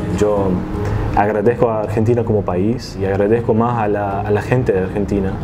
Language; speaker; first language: Spanish; non-native, fluent; Arabic